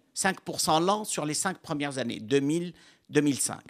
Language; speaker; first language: French; non-native, local second language; Arabic